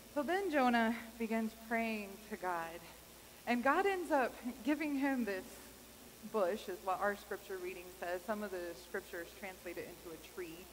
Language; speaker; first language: English; native; English